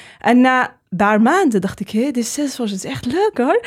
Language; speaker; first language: Dutch; non-native, learner; Arabic